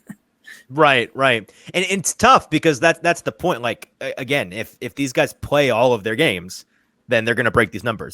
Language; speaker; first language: English; native; English